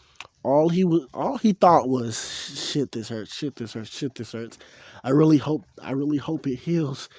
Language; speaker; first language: English; native; English